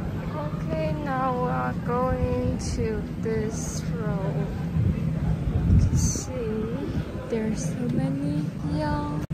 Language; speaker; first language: English; non-native, learner; Chinese